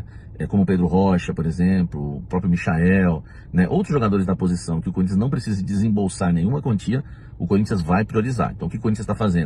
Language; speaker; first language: Portuguese; native; Portuguese